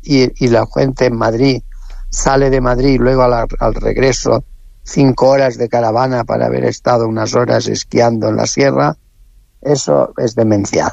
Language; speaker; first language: Spanish; native; Spanish